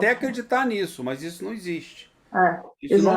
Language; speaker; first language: Portuguese; native; Portuguese